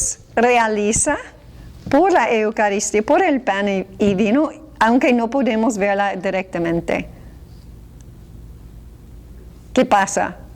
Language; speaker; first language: Spanish; non-native, fluent; English